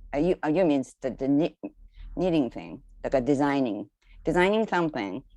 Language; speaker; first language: English; non-native, learner; Japanese